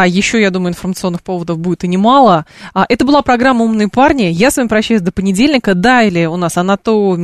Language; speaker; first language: Russian; native; Russian